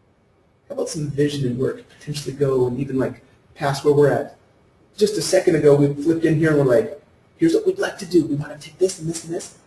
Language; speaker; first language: English; native; English